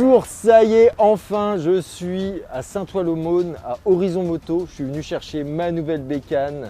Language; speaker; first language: French; native; French